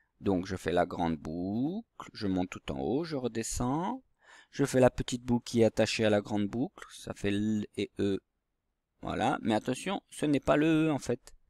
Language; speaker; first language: French; native; French